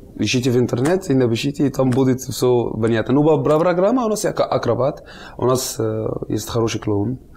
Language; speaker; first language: Russian; non-native, learner; Arabic